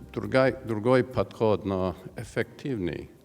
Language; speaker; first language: Russian; non-native, learner; English